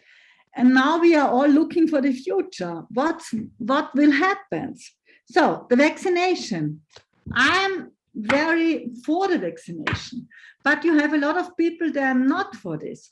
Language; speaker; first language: English; non-native, fluent; German